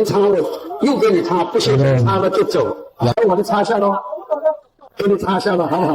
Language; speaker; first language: Chinese; native; Chinese